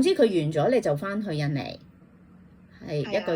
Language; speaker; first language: Cantonese; native; Cantonese